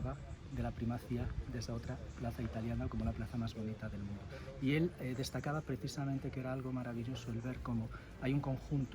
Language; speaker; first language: Spanish; native; Spanish